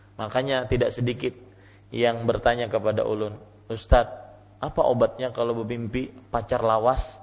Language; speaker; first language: Indonesian; non-native, local second language; Banjar